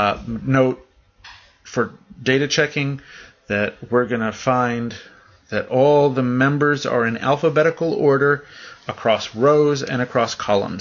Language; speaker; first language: English; native; English